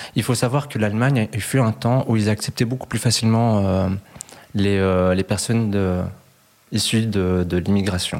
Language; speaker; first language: French; early bilingual, other home language; Spanish